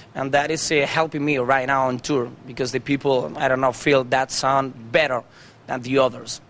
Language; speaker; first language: English; non-native, learner; Spanish